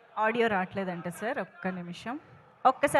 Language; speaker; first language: Telugu; native; Telugu